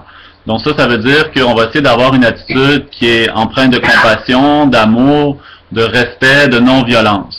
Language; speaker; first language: French; native; French